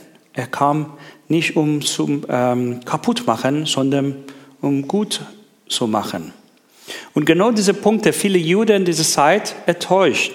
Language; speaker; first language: German; non-native, learner; Persian